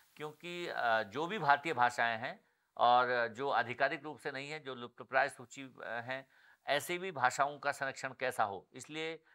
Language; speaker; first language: Hindi; native; Hindi